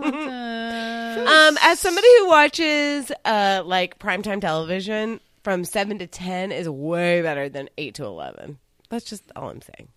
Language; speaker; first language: English; native; English